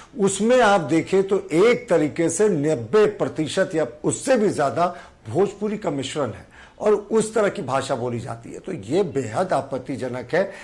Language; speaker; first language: Hindi; non-native, local second language; Sadri